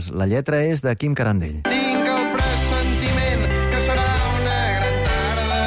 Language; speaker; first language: Catalan; native; Catalan